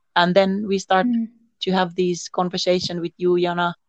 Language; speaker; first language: English; non-native, learner; Finnish